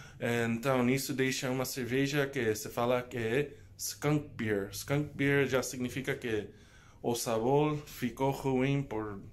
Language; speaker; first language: Portuguese; non-native, learner; English